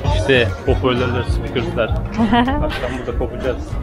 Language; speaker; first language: Turkish; native; Turkish